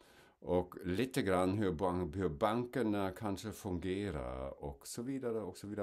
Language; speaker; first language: Swedish; non-native, fluent; German